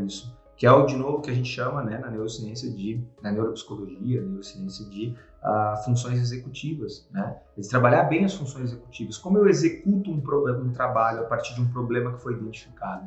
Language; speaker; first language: Portuguese; native; Portuguese